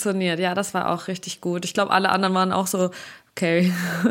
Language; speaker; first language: German; early bilingual, other home language; Russian